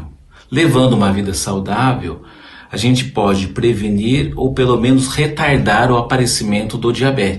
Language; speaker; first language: Portuguese; native; Portuguese